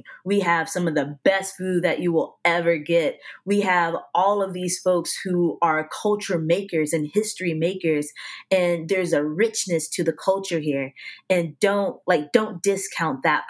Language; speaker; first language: English; native; English